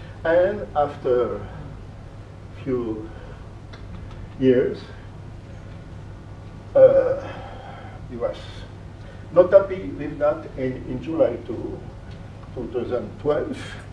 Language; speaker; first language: English; non-native, fluent; French